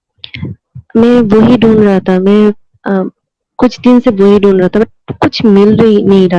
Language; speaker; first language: Hindi; non-native, local second language; Bangla